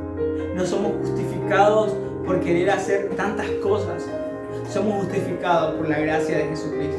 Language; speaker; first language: Spanish; native; Spanish